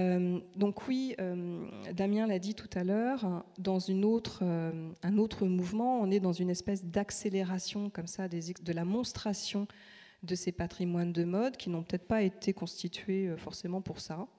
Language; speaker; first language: French; native; French